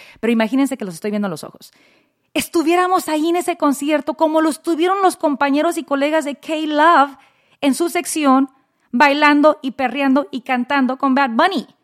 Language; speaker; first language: Spanish; early bilingual, heritage; Spanish